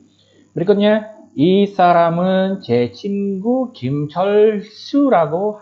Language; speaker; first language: Korean; non-native, fluent; Indonesian